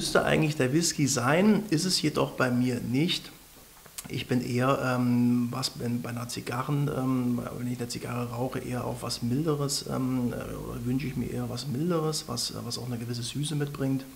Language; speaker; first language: German; native; German